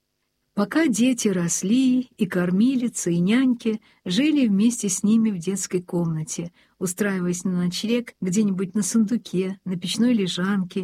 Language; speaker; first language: Russian; native; Russian